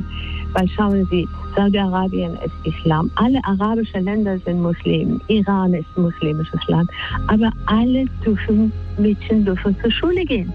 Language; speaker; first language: German; non-native, fluent; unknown